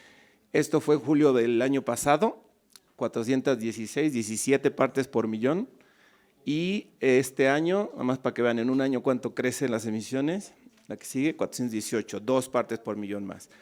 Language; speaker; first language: Spanish; native; Spanish